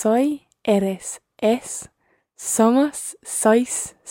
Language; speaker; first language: Spanish; non-native, learner; English